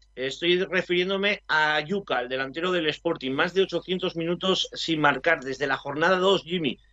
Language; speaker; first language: Spanish; native; Spanish